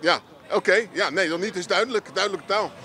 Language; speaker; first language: Dutch; native; Dutch